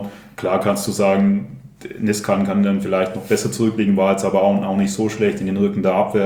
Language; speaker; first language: German; native; German